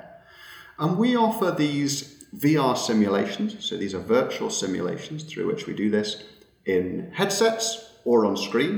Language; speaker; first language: English; native; English